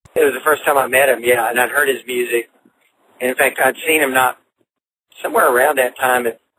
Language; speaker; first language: English; native; English